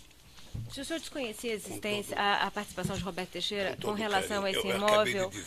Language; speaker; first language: Portuguese; native; Portuguese